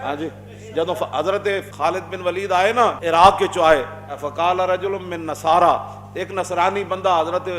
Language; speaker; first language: Urdu; non-native, local second language; Punjabi